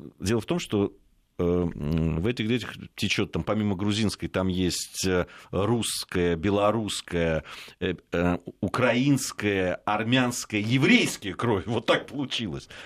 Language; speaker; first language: Russian; native; Russian